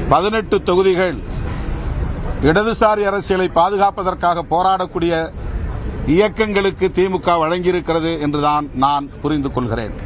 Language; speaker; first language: Tamil; native; Tamil